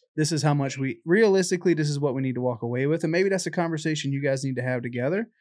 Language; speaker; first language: English; native; English